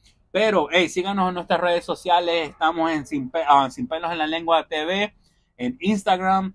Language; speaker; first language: Spanish; early bilingual, heritage; Spanish